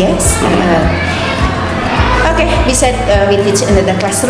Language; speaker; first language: English; non-native, learner; Indonesian